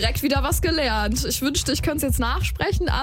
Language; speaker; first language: German; native; German